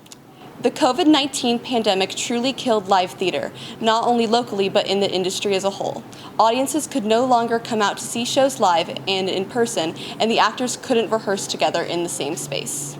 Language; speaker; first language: English; native; English